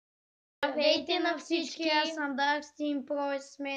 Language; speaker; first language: Bulgarian; native; Bulgarian